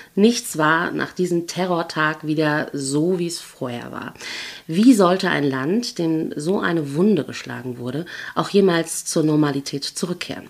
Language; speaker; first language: German; native; German